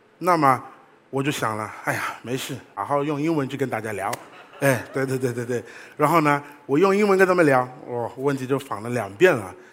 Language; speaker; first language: Chinese; non-native, fluent; English